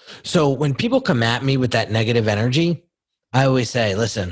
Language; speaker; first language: English; native; English